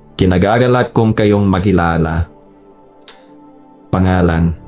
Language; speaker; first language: Filipino; non-native, learner; English